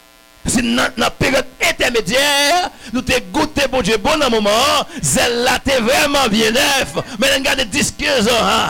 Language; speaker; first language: French; non-native, local second language; Haitian Creole